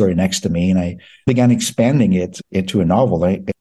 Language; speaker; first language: English; non-native, fluent; Persian